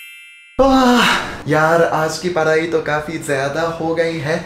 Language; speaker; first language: Hindi; non-native, fluent; Japanese